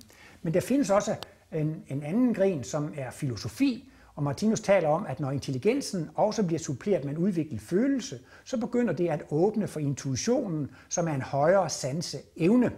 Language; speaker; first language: Danish; native; Danish